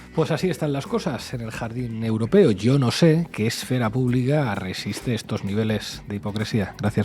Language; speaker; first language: Spanish; native; Spanish